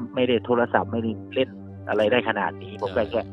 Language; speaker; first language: Thai; native; Thai